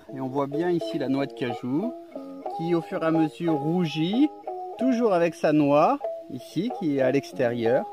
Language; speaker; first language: French; native; French